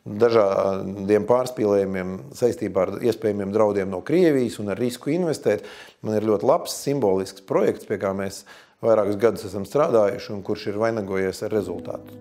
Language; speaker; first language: Latvian; native; Latvian